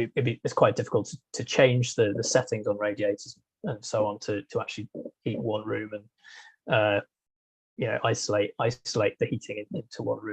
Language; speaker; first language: English; native; English